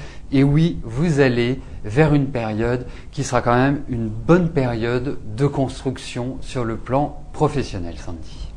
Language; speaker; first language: French; native; French